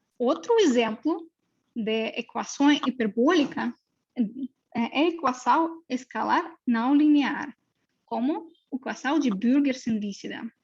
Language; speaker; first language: Portuguese; non-native, fluent; Russian